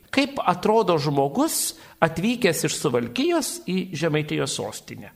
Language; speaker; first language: Lithuanian; native; Lithuanian